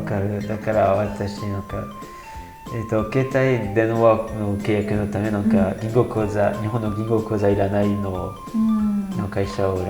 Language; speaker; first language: Japanese; non-native, learner; French